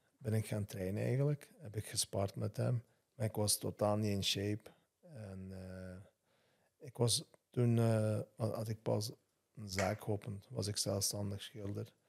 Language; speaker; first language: Dutch; non-native, local second language; Turkish